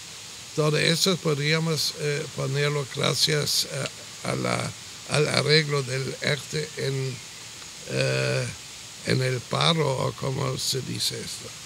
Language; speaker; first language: Spanish; non-native, fluent; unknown